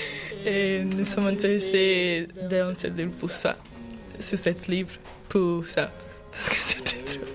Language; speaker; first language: French; non-native, learner; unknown